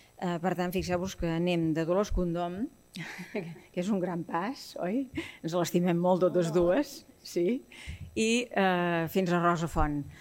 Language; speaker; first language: Catalan; native; Catalan